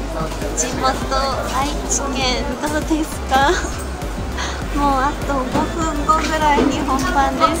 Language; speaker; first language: Japanese; native; Japanese